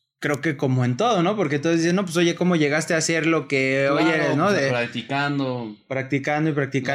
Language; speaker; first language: Spanish; native; Spanish